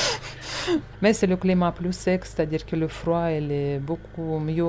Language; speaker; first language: French; non-native, fluent; Russian